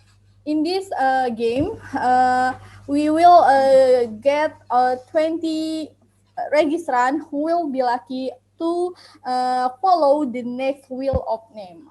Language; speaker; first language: English; non-native, learner; Indonesian